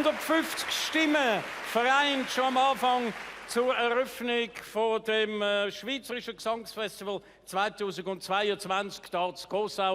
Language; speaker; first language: German; native; German